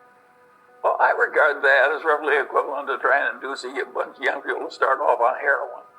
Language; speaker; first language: English; native; English